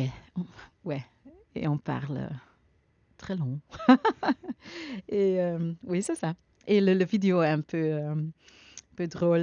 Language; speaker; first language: French; non-native, learner; Dutch